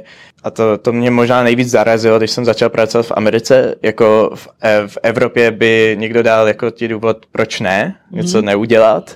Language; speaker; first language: Czech; early bilingual, heritage; Czech